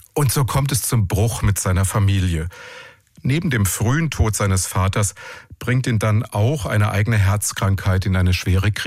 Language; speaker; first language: German; native; German